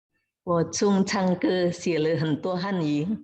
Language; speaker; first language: Chinese; non-native, learner; Indonesian